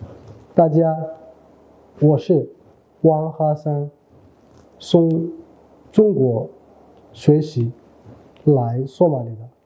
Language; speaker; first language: Chinese; non-native, learner; Somali